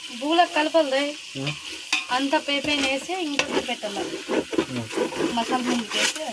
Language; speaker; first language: Telugu; native; Telugu